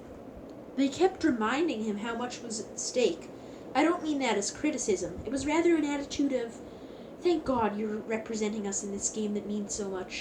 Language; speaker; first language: English; native; English